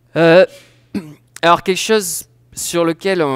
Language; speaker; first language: French; native; French